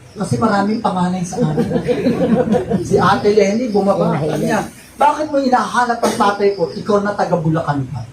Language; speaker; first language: Filipino; native; Filipino